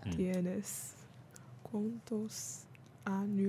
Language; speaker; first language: Spanish; non-native, learner; Chinese